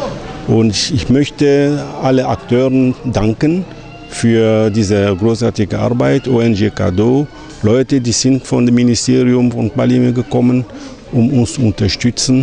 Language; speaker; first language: German; non-native, fluent; French